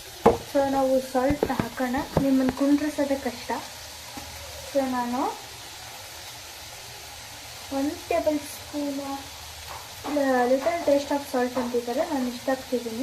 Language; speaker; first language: Kannada; native; Kannada